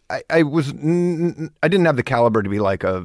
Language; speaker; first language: English; early bilingual, other home language; German